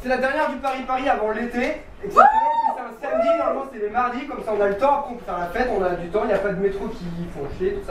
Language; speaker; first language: French; native; French